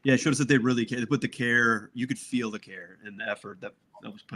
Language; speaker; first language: English; native; English